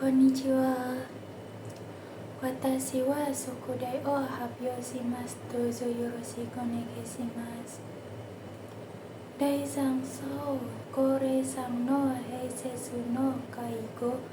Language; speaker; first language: Japanese; non-native, learner; Indonesian